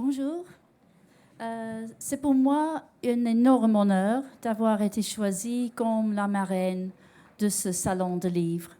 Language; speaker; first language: French; non-native, learner; English